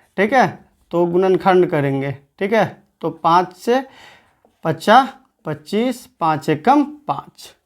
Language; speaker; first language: Hindi; native; Hindi